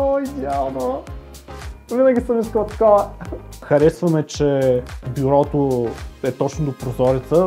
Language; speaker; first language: Bulgarian; native; Bulgarian